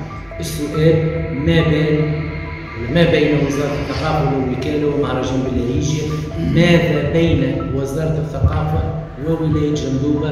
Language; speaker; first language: Arabic; native; Arabic